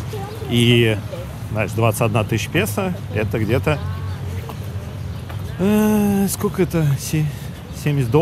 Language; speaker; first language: Russian; native; Russian